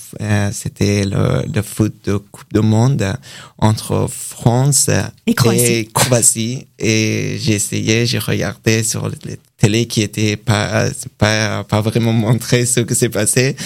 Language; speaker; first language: French; non-native, learner; Persian